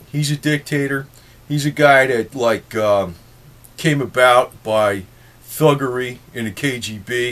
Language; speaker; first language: English; native; English